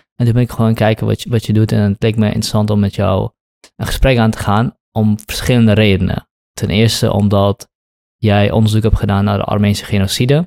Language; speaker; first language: Dutch; early bilingual, other home language; Kurdish